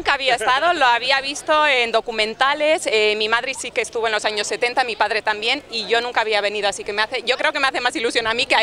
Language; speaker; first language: Spanish; native; Spanish